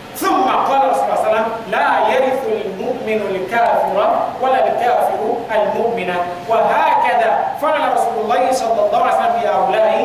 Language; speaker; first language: Arabic; non-native, fluent; Yoruba